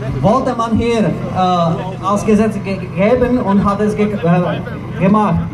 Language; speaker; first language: German; non-native, fluent; Czech